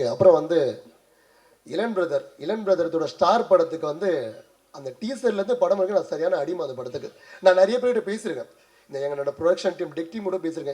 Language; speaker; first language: Tamil; native; Tamil